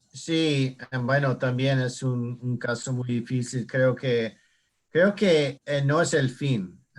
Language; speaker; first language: Spanish; non-native, learner; English